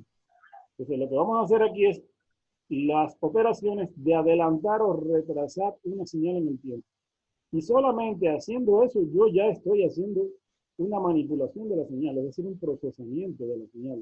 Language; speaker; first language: Spanish; native; Spanish